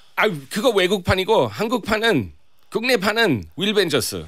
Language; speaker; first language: Korean; non-native, fluent; English